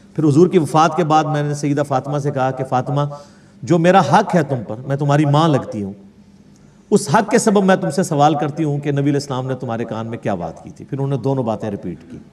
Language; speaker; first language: Urdu; non-native, local second language; Punjabi